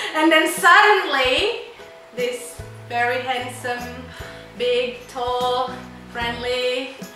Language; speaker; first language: English; non-native, fluent; Indonesian